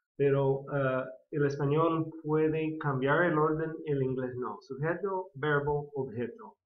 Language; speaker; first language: Spanish; non-native, fluent; English